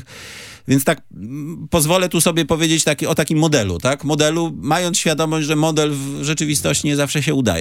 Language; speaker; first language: Polish; native; Polish